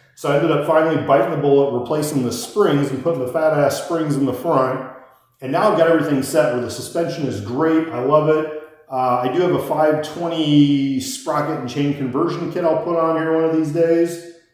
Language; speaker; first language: English; native; English